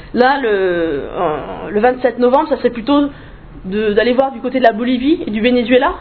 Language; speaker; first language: French; native; French